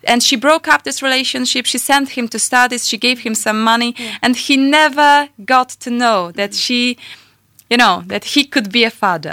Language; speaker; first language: English; non-native, fluent; Polish